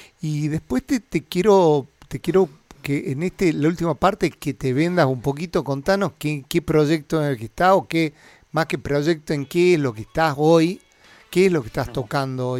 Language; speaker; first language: Spanish; native; Spanish